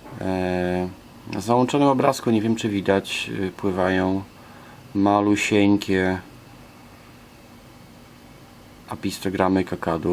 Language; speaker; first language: Polish; native; Polish